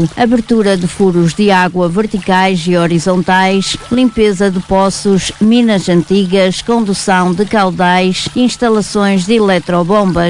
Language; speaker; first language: Portuguese; native; Portuguese